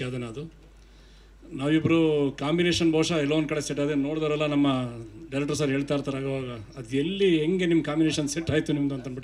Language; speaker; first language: Kannada; native; Kannada